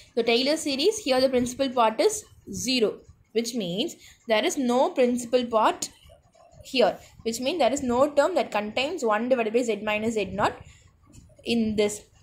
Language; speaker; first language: English; non-native, local second language; Tamil